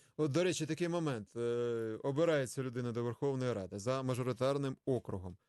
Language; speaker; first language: Ukrainian; native; Ukrainian